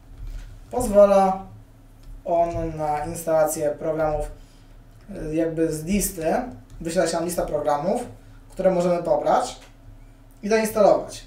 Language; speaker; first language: Polish; native; Polish